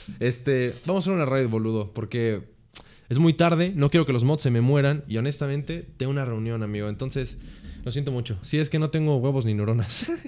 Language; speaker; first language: Spanish; native; Spanish